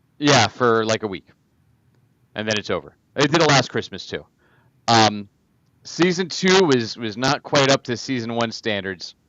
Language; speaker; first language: English; native; English